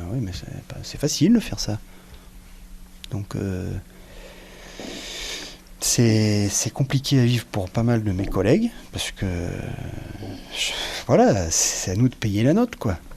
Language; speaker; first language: French; native; French